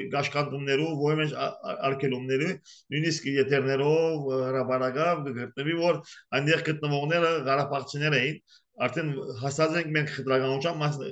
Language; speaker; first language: Armenian; early bilingual, heritage; Armenian